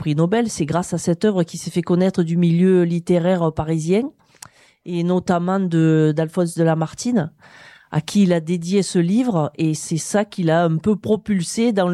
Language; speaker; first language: French; native; French